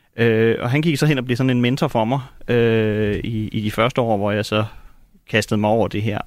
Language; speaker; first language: Danish; native; Danish